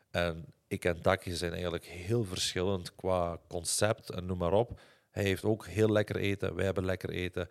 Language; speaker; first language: Dutch; native; Dutch